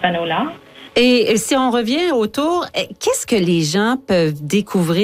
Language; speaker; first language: French; native; French